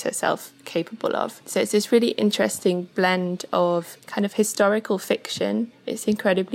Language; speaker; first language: English; native; English